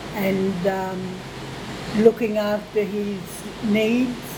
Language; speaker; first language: English; native; English